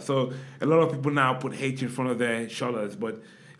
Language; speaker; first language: English; non-native, local second language; Yoruba